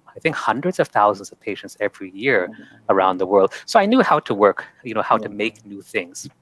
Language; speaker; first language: English; native; English